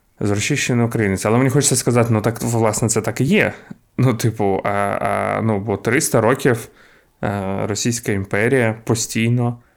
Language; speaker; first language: Ukrainian; non-native, local second language; Russian